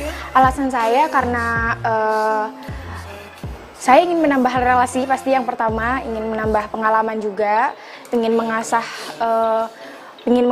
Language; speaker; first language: Indonesian; native; Indonesian